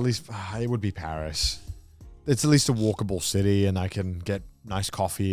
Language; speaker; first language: English; native; English